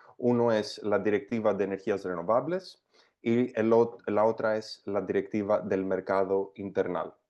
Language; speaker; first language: Spanish; non-native, fluent; Greek